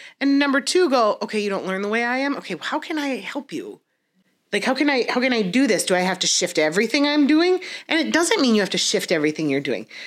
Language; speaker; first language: English; native; English